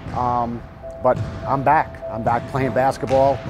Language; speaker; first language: English; native; English